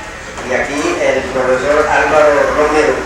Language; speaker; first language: Spanish; native; Spanish